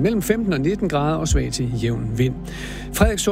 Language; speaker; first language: Danish; native; Danish